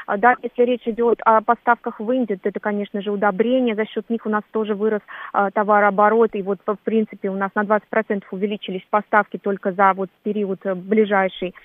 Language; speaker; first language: Russian; native; Russian